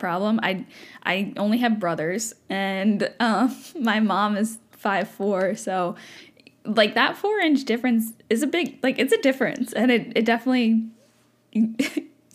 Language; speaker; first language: English; native; English